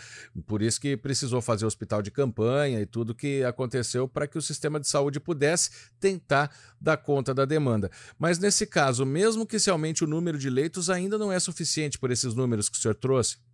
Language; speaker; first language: Portuguese; native; Portuguese